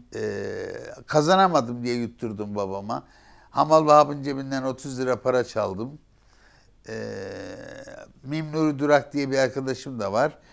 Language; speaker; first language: Turkish; native; Turkish